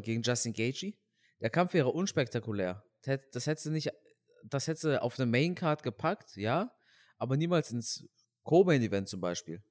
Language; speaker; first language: German; native; German